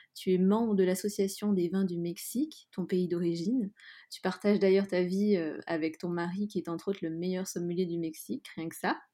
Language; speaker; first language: French; native; French